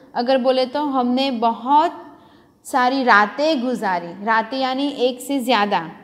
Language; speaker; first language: Hindi; non-native, local second language; Gujarati